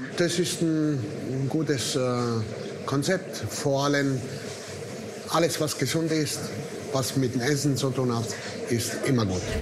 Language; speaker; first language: German; non-native, fluent; Italian